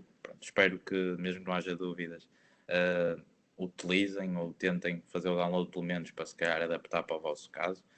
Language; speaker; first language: Portuguese; native; Portuguese